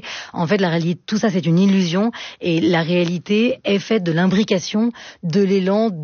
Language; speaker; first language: French; native; French